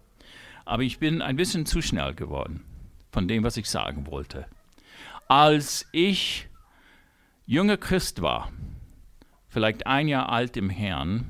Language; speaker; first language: German; non-native, fluent; English